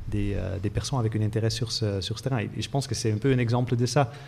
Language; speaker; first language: French; non-native, fluent; Dutch